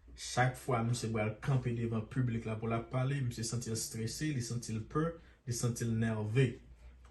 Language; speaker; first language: French; non-native, local second language; Haitian Creole